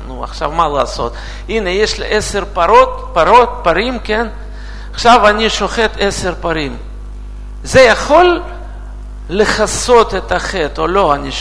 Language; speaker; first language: Hebrew; non-native, fluent; Russian